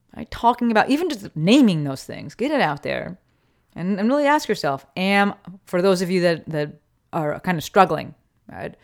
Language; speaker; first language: English; native; English